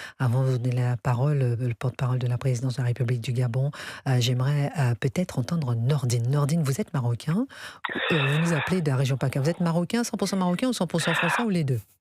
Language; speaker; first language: French; native; French